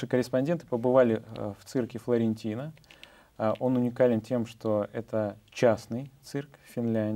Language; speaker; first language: Russian; native; Russian